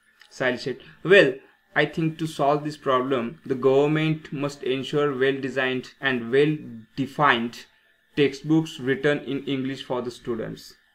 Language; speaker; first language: English; non-native, local second language; Marathi